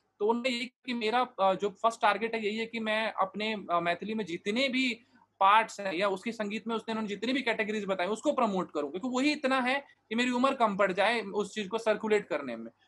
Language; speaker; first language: Hindi; native; Hindi